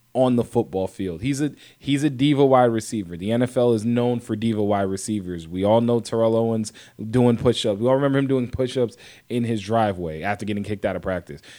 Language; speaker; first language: English; native; English